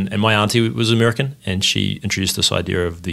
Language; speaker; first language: English; native; English